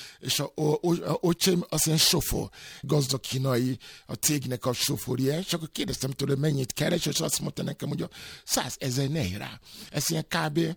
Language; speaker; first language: Hungarian; non-native, fluent; Yoruba